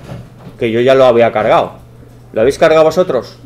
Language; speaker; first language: Spanish; native; Spanish